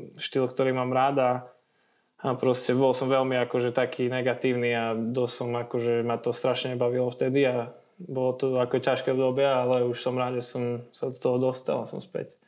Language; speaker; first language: Slovak; native; Slovak